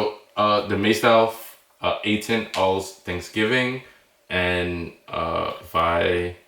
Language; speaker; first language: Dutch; non-native, learner; English